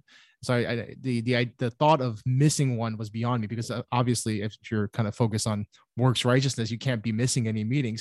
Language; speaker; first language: English; native; English